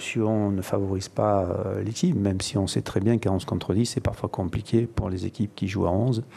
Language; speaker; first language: French; native; French